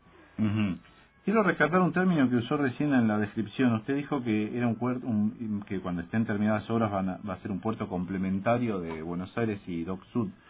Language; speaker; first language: Spanish; native; Spanish